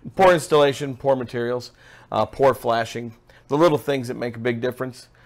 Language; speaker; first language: English; native; English